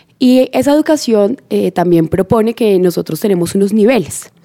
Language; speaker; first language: Spanish; native; Spanish